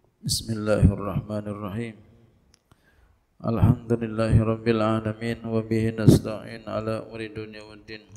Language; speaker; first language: Arabic; non-native, fluent; Indonesian